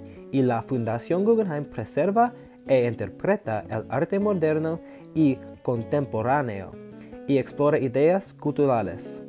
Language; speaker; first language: Spanish; non-native, learner; English